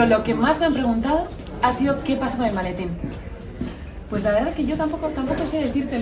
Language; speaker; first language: Spanish; native; Spanish